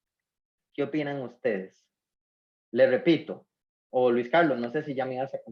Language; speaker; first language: Spanish; native; Spanish